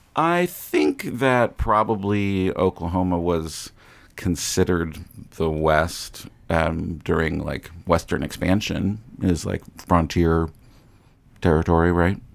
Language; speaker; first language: English; native; English